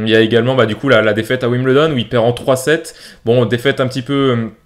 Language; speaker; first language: French; native; French